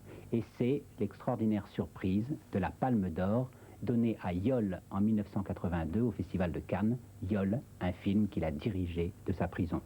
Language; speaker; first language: French; native; French